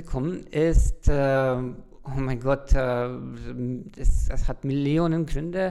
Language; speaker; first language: German; non-native, fluent; Hungarian